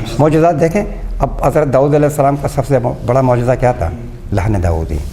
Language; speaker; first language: Urdu; non-native, local second language; Pashto